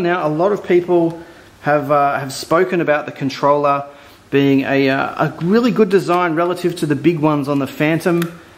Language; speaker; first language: English; native; English